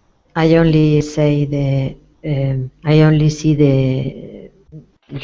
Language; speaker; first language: English; non-native, learner; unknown